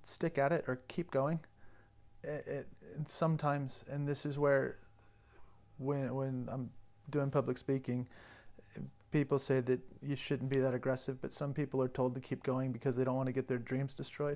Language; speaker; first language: English; native; English